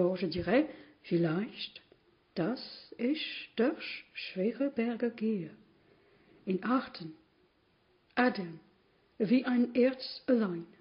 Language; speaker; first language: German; non-native, learner; French